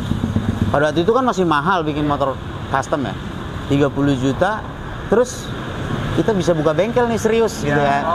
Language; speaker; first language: Indonesian; native; Indonesian